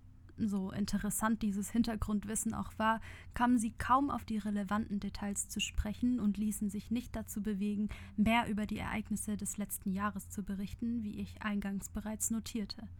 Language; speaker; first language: German; native; German